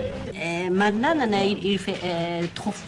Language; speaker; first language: French; non-native, learner; Japanese